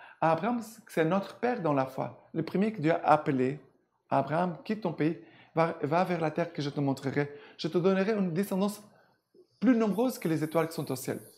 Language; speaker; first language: French; non-native, fluent; Portuguese